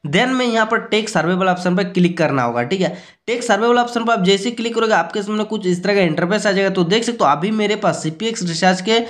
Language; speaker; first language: Hindi; native; Hindi